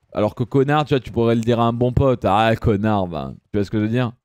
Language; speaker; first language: French; early bilingual, other home language; Italian